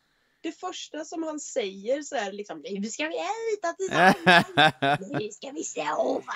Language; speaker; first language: Swedish; native; Swedish